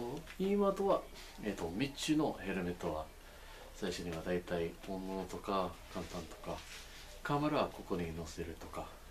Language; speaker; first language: Japanese; non-native, learner; English